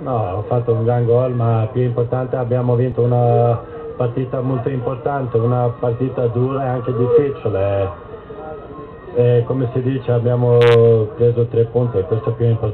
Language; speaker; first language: Italian; non-native, learner; Swedish